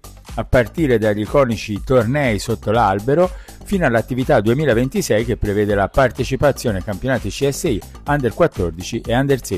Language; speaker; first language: Italian; native; Italian